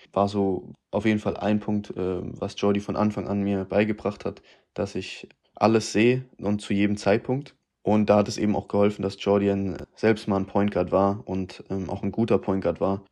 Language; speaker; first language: German; native; German